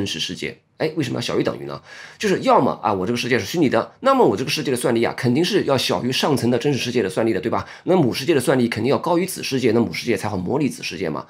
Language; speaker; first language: Chinese; native; Chinese